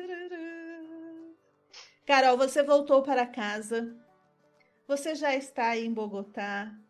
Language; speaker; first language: Portuguese; native; Portuguese